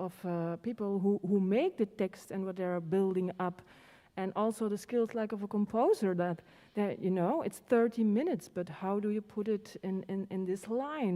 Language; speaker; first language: English; non-native, fluent; Dutch